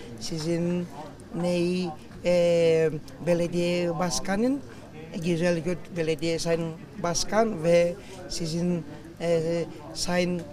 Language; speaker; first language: Turkish; non-native, learner; Greek